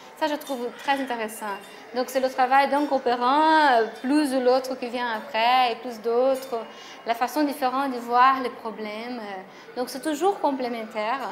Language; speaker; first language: French; non-native, fluent; Portuguese